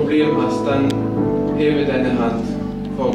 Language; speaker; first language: German; non-native, fluent; Romanian